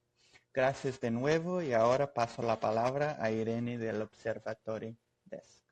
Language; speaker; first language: Spanish; non-native, fluent; Portuguese